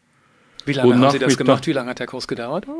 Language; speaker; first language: German; native; German